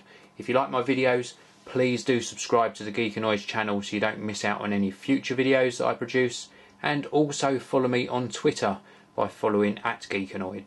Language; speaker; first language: English; native; English